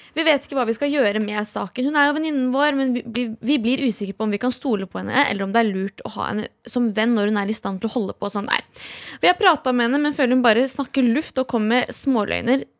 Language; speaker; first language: Norwegian; early bilingual, other home language; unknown